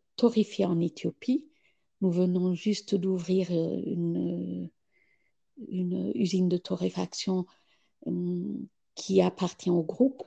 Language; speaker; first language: French; non-native, fluent; Amharic